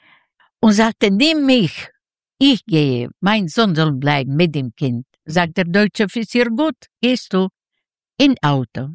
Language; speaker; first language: German; non-native, learner; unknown